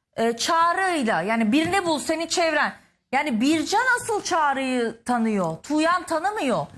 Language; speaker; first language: Turkish; native; Turkish